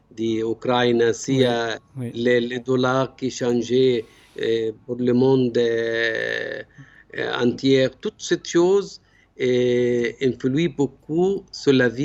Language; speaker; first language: French; non-native, learner; Arabic